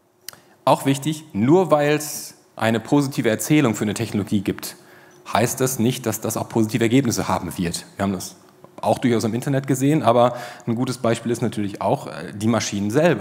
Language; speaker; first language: German; native; German